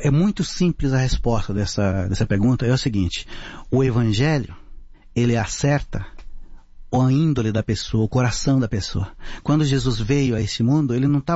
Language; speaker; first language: Portuguese; non-native, local second language; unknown